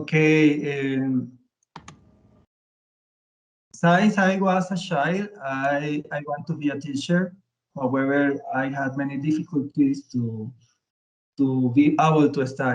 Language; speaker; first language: English; non-native, learner; Spanish